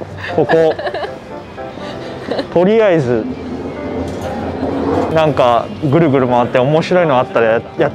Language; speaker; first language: Japanese; native; Japanese